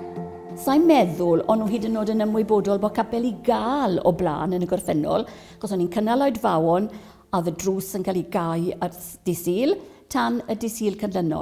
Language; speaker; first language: Welsh; native; Welsh